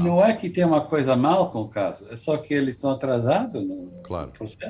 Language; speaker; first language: Portuguese; non-native, fluent; English